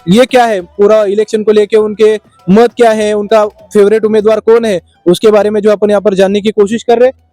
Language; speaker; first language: Hindi; non-native, local second language; Marathi